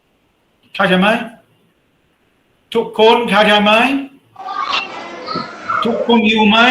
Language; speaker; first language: Thai; non-native, learner; English